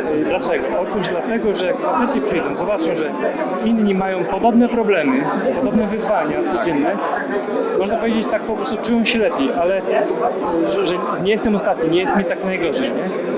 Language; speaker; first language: Polish; native; Polish